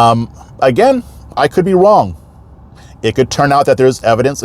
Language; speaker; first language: English; native; English